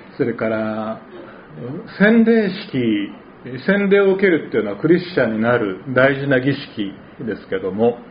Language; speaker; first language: Japanese; native; Japanese